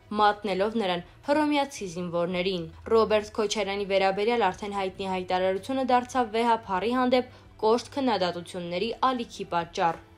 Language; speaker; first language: Armenian; native; Armenian